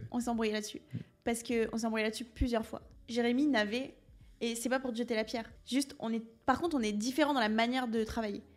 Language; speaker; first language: French; native; French